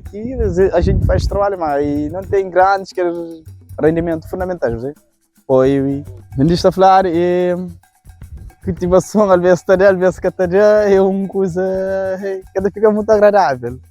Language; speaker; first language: Portuguese; non-native, local second language; Kabuverdianu